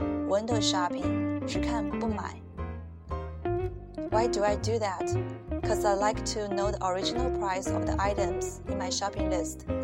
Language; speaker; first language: English; non-native, fluent; Chinese